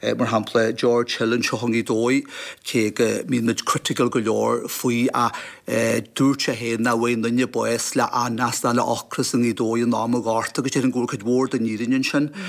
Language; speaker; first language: Irish; native; Irish